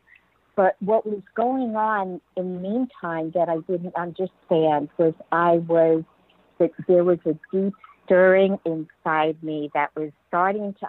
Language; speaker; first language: English; native; English